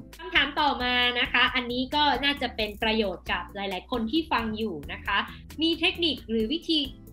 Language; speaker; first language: Thai; native; Thai